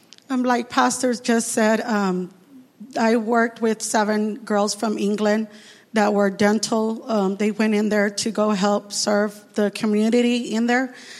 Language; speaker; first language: English; early bilingual, other home language; Spanish